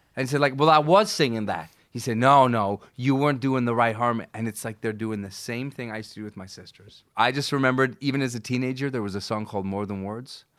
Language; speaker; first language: English; native; English